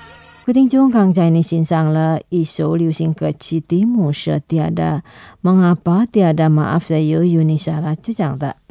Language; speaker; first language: Chinese; non-native, fluent; Indonesian